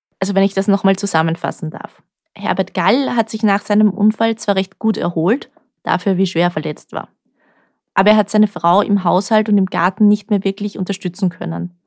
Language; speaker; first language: German; native; German